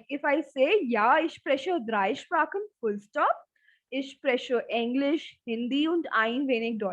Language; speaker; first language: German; non-native, fluent; Hindi